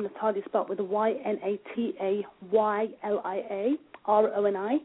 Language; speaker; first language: English; native; English